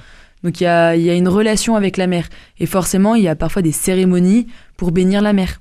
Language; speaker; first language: French; native; French